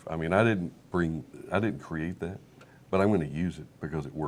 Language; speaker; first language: English; native; English